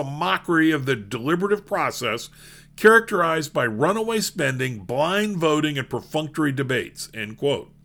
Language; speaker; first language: English; native; English